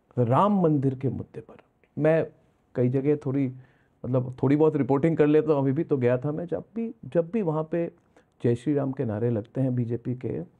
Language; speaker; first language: Hindi; non-native, local second language; Bangla